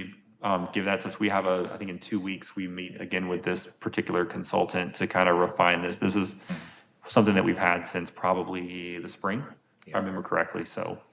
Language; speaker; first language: English; native; English